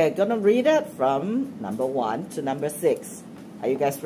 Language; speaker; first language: English; non-native, fluent; Chinese